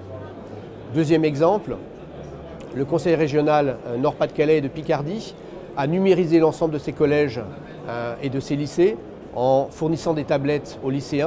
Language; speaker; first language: French; native; French